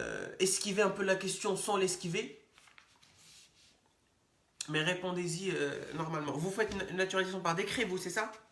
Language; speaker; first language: French; native; French